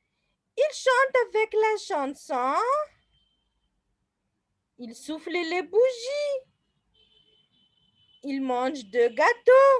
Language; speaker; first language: French; non-native, fluent; Arabic